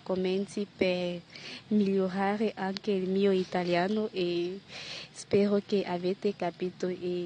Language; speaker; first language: Italian; non-native, learner; French